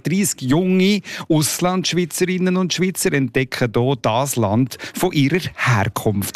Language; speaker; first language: German; native; German